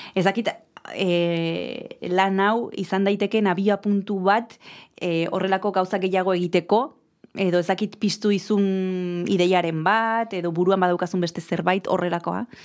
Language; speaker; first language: Basque; native; Basque